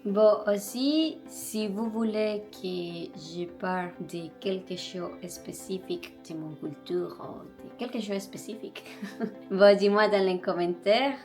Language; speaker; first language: French; non-native, learner; Spanish